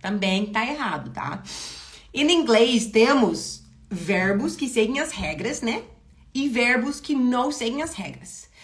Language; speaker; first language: Portuguese; non-native, fluent; English